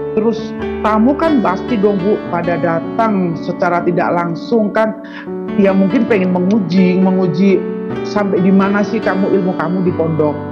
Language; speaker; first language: Indonesian; non-native, local second language; Sundanese